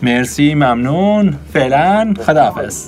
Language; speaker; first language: Persian; native; Persian